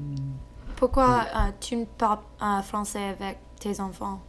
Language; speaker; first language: French; non-native, learner; English